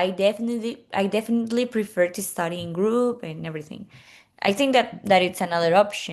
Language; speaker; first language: English; non-native, learner; Spanish